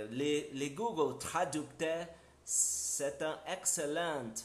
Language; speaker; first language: French; non-native, learner; Portuguese